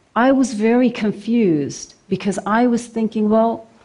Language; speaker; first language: English; non-native, fluent; Norwegian